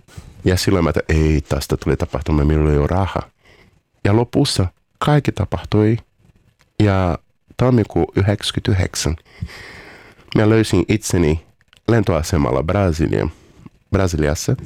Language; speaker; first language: Finnish; non-native, fluent; Portuguese